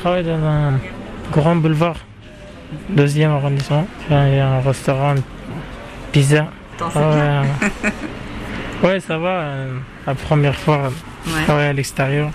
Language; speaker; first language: French; non-native, learner; Pashto